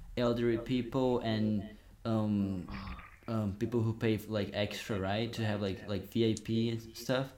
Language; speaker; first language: English; non-native, fluent; Portuguese